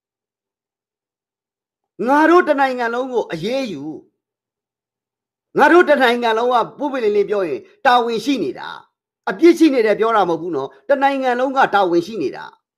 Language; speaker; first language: Burmese; native; Burmese